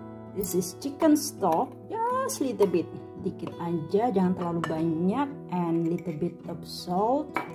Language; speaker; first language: English; non-native, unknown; Indonesian